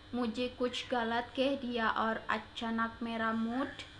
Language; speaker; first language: Hindi; non-native, learner; Indonesian